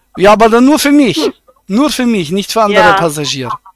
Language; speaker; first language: German; native; German